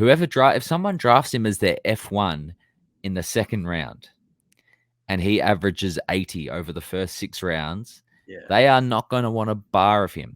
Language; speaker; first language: English; native; English